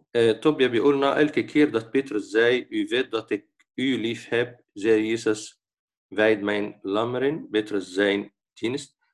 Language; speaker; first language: Dutch; non-native, fluent; Arabic